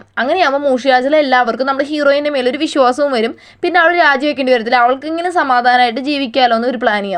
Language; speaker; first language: Malayalam; native; Malayalam